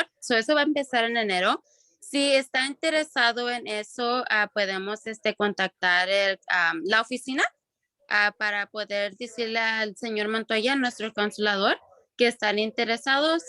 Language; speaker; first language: Spanish; early bilingual, other home language; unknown